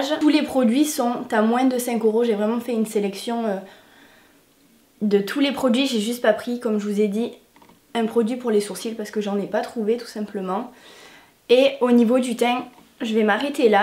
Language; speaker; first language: French; native; French